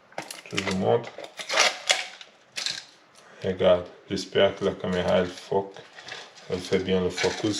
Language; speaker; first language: French; non-native, learner; Portuguese